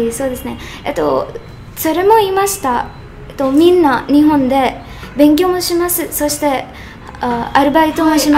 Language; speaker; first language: Japanese; non-native, learner; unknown